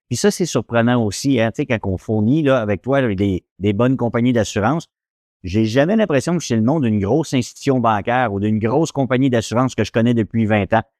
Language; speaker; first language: French; native; French